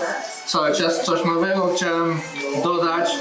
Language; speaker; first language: Polish; non-native, learner; Spanish